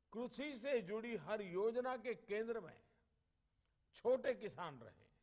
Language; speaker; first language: Hindi; non-native, local second language; Gujarati